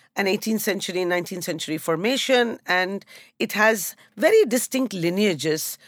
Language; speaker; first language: English; non-native, local second language; Bangla